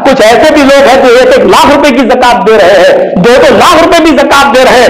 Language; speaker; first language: Urdu; native; Urdu